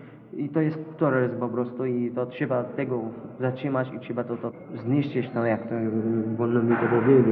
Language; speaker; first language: Polish; non-native, learner; Arabic